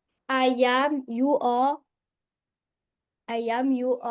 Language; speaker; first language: English; non-native, learner; French